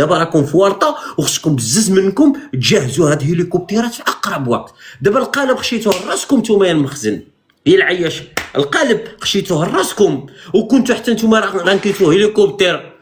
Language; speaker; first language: Arabic; native; Arabic